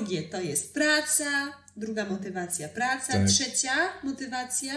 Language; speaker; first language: Polish; native; Polish